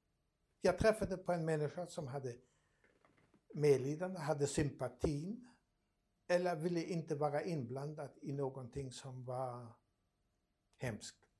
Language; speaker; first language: Swedish; non-native, fluent; German